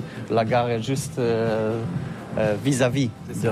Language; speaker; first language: French; non-native, learner; Polish